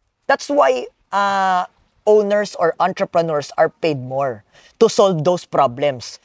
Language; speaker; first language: English; non-native, local second language; Filipino